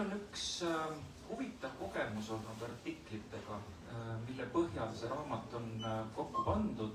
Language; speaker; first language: Estonian; native; Estonian